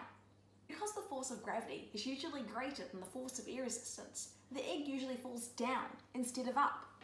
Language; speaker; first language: English; native; English